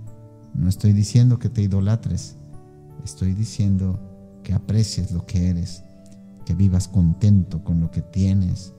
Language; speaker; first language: Spanish; native; Spanish